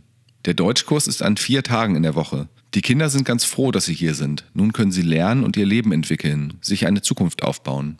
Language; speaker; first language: German; native; German